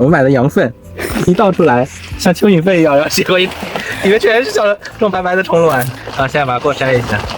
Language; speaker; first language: Chinese; native; Chinese